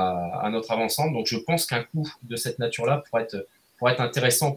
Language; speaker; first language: French; native; French